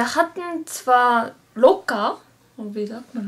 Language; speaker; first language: German; non-native, learner; Japanese